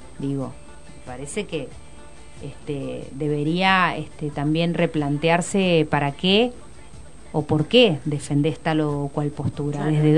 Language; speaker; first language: Spanish; native; Spanish